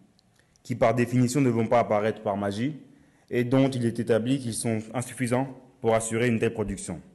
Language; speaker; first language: French; native; French